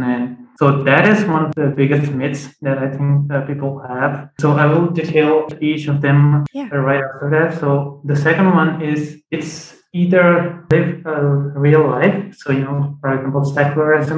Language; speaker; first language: English; non-native, fluent; Punjabi